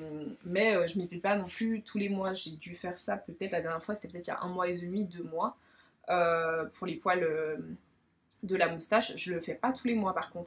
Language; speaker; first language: French; native; French